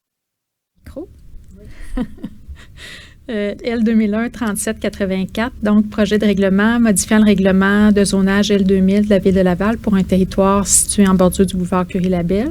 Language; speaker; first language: French; native; French